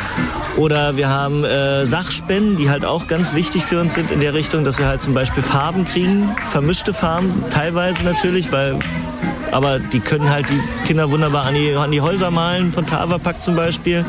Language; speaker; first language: German; native; German